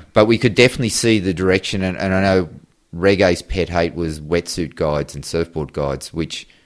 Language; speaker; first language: English; native; English